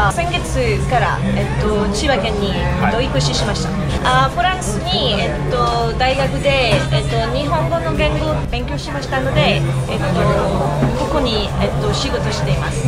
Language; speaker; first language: Japanese; non-native, learner; French